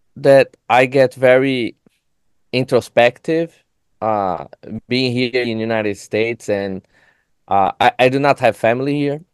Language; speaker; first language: English; non-native, fluent; Portuguese